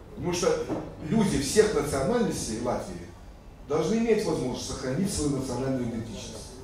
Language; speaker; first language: Russian; non-native, local second language; Latvian